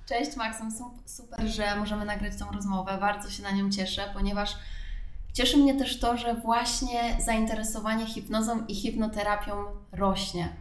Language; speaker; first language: Polish; native; Polish